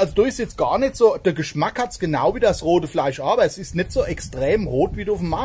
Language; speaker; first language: German; native; German